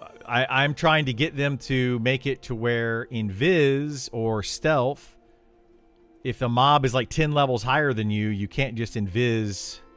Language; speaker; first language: English; native; English